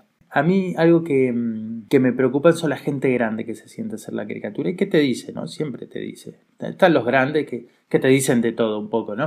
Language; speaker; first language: Spanish; native; Spanish